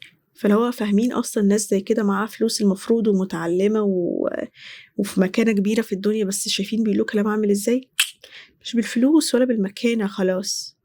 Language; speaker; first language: Arabic; native; Arabic